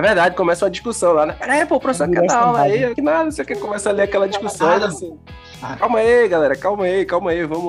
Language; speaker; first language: Portuguese; native; Portuguese